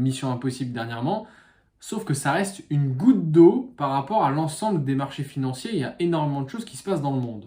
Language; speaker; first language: French; native; French